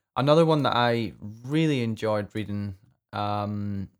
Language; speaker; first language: English; native; English